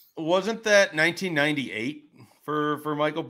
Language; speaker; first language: English; native; English